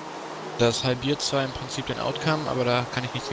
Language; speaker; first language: German; native; German